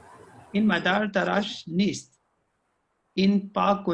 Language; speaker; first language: Persian; non-native, learner; Urdu